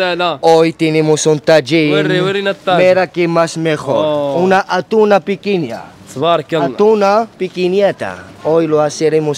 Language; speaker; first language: Spanish; non-native, learner; Arabic